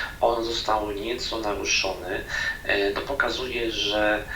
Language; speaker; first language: Polish; native; Polish